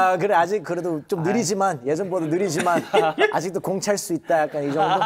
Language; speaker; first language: Korean; early bilingual, heritage; Korean